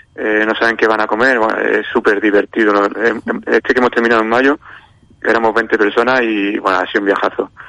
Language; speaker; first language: Spanish; native; Spanish